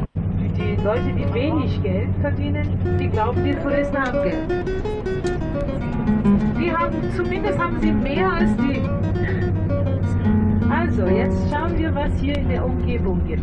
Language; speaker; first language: German; non-native, fluent; Portuguese